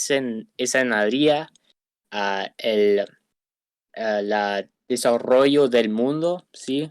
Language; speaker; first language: Spanish; non-native, learner; English